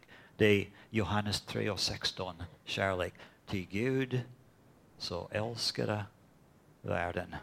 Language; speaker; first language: Swedish; non-native, fluent; English